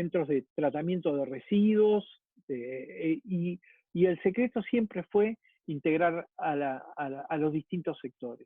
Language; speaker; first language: Spanish; native; Spanish